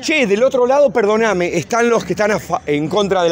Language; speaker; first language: Spanish; native; Spanish